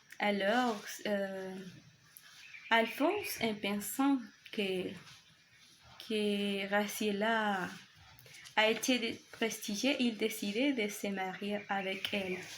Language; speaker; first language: French; non-native, learner; Spanish